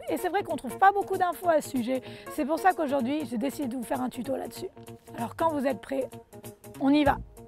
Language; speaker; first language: French; native; French